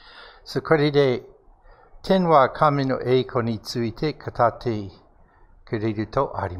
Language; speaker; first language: Japanese; non-native, fluent; English